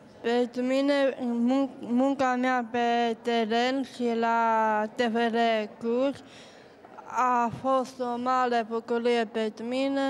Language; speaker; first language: Romanian; non-native, learner; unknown